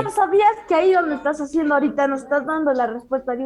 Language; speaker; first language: Spanish; native; Spanish